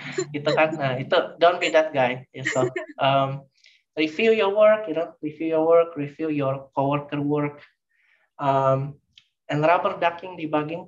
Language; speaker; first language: English; non-native, fluent; Indonesian